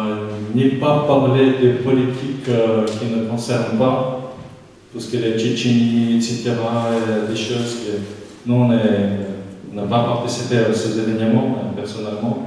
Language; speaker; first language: French; non-native, fluent; Chechen